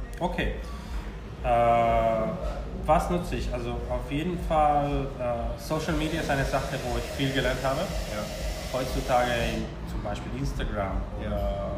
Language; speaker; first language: German; non-native, fluent; Spanish